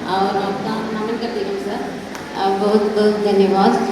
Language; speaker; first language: Hindi; non-native, local second language; Malayalam